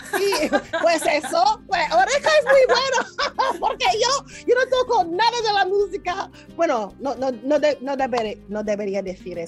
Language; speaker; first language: Spanish; non-native, learner; English